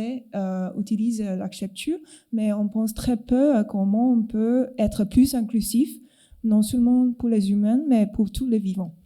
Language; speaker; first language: French; non-native, fluent; Cantonese